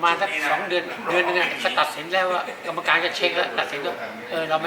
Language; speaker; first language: Thai; native; Thai